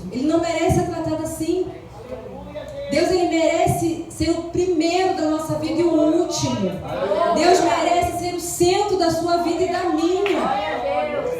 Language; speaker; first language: Portuguese; native; Portuguese